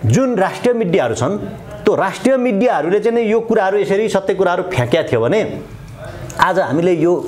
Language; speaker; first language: Nepali; non-native, local second language; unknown